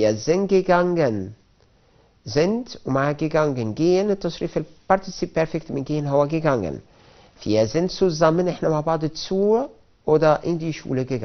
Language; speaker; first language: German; non-native, fluent; Arabic